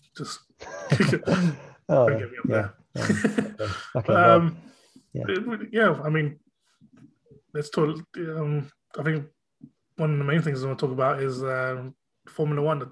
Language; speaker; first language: English; native; English